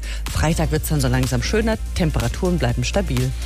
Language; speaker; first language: German; native; German